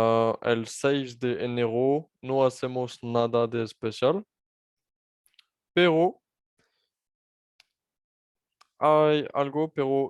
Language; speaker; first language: Spanish; non-native, fluent; French